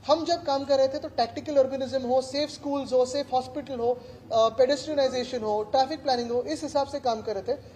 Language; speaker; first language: Hindi; non-native, local second language; Marathi